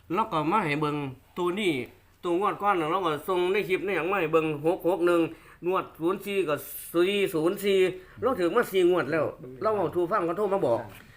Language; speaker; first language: Thai; native; Thai